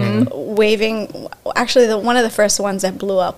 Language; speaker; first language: English; native; English